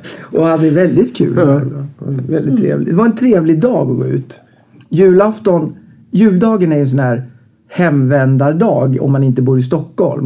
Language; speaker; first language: Swedish; native; Swedish